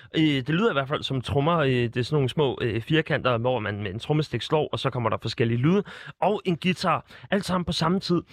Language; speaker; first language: Danish; native; Danish